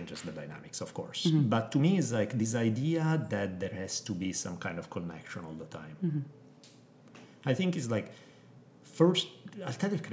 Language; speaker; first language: English; non-native, fluent; Italian